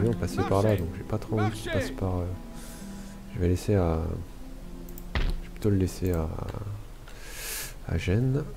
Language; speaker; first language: French; native; French